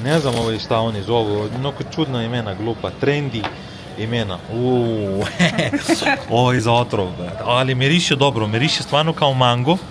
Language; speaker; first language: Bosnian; early bilingual, heritage; Bosnian